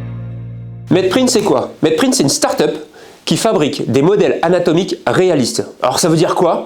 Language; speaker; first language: French; native; French